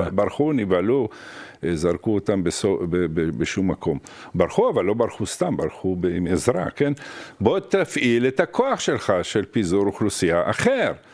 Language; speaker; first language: Hebrew; early bilingual, other home language; Arabic